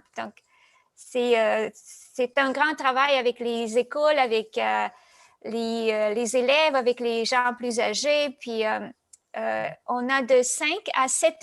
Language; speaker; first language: French; non-native, fluent; Russian